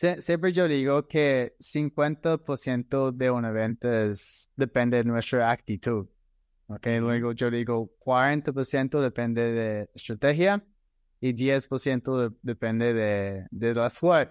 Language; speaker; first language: Spanish; non-native, fluent; English